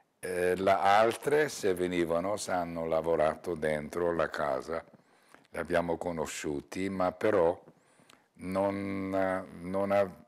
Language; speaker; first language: Italian; non-native, learner; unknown